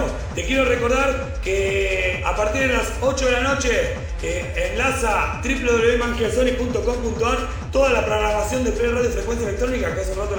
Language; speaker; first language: Spanish; native; Spanish